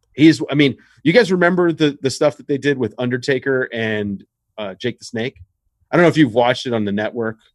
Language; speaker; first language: English; native; English